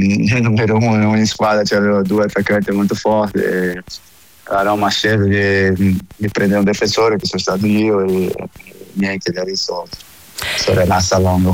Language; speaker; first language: Italian; non-native, fluent; Portuguese